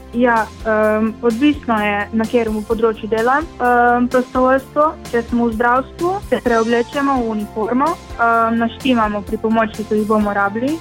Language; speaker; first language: Slovenian; early bilingual, other home language; Bosnian